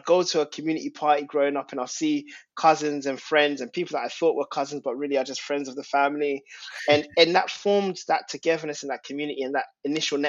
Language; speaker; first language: English; native; English